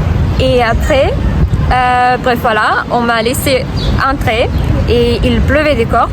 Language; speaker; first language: French; non-native, fluent; Russian